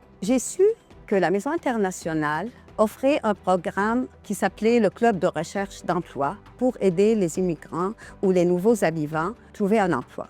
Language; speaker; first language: French; non-native, local second language; Arabic